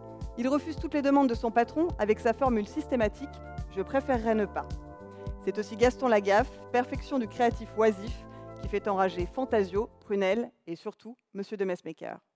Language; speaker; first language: French; native; French